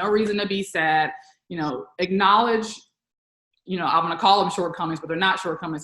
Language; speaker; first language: English; native; English